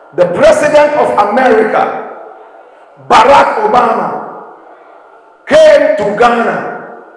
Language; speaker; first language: English; non-native, local second language; Akan